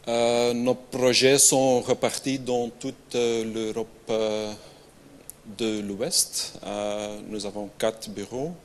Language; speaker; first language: French; non-native, local second language; Dutch